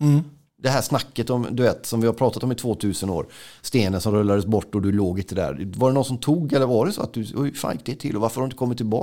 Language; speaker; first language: Swedish; native; Swedish